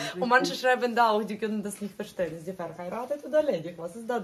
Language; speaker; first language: German; non-native, fluent; Russian